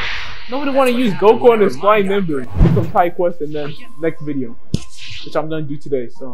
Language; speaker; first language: English; native; English